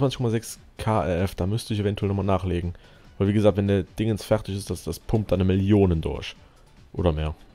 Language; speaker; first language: German; native; German